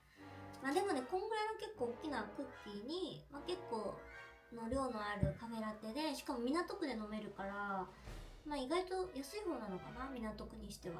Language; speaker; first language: Japanese; native; Japanese